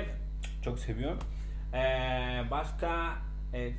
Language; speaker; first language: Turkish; non-native, learner; Spanish